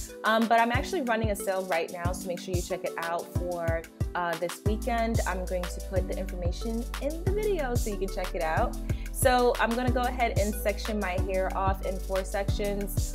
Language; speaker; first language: English; native; English